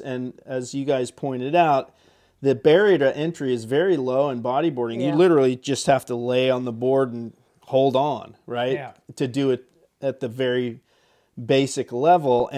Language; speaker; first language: English; native; English